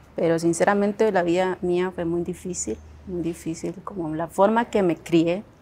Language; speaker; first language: Spanish; non-native, local second language; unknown